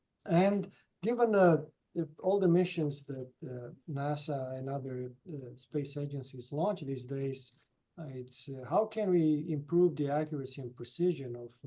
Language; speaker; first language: English; non-native, fluent; Romanian